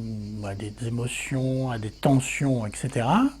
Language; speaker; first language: French; native; French